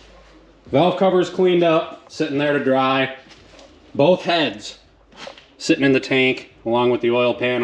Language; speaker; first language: English; native; English